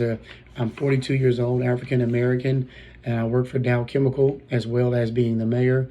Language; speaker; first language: English; native; English